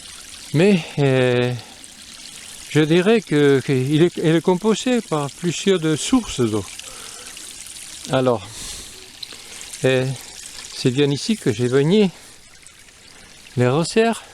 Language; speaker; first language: French; non-native, fluent; Spanish